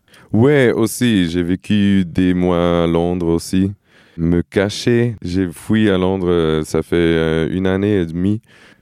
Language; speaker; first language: French; non-native, fluent; Portuguese